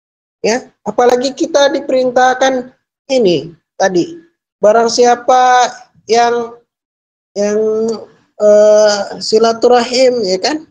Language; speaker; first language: Indonesian; native; Indonesian